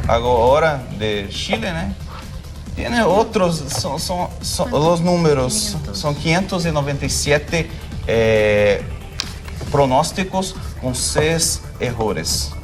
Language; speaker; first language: Spanish; non-native, learner; Portuguese